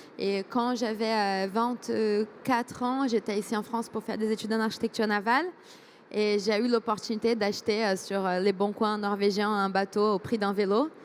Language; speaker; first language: French; non-native, fluent; Portuguese